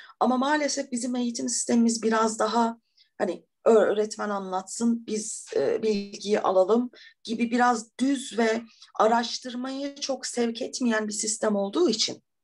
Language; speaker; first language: Turkish; native; Turkish